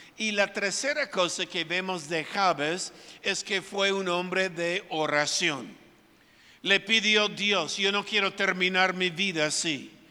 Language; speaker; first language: Spanish; non-native, fluent; English